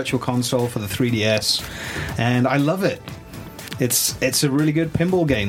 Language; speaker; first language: English; native; English